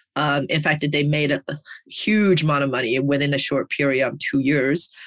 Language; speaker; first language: English; early bilingual, other home language; Chinese